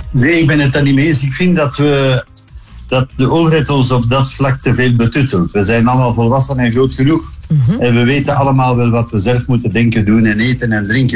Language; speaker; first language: Dutch; native; Dutch